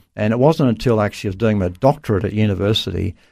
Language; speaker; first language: English; native; English